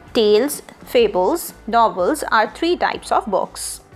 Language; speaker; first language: English; non-native, local second language; Hindi